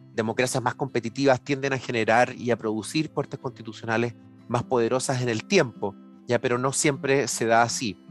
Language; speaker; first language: Spanish; native; Spanish